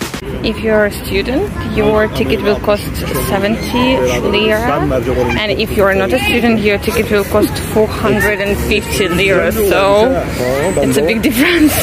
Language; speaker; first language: English; non-native, fluent; Russian